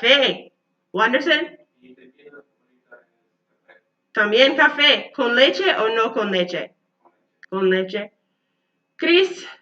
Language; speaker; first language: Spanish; non-native, learner; English